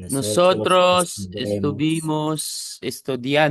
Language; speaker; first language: Spanish; non-native, learner; Filipino